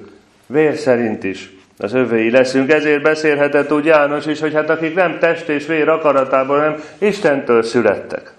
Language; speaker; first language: Hungarian; native; Hungarian